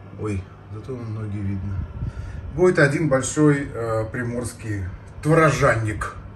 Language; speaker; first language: Russian; native; Russian